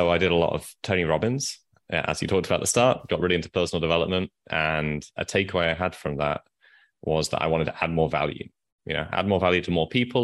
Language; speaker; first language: English; native; English